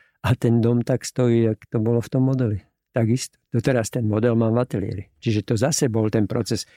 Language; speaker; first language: Slovak; native; Slovak